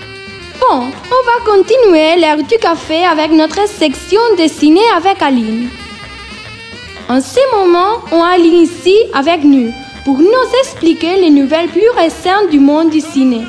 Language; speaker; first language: French; non-native, learner; Spanish